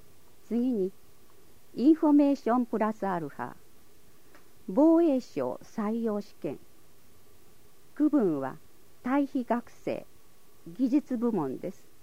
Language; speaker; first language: Japanese; native; Japanese